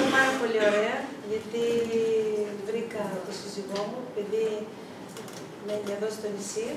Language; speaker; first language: Greek; early bilingual, other home language; Russian